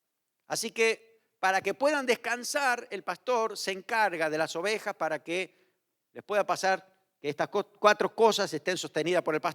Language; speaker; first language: Spanish; native; Spanish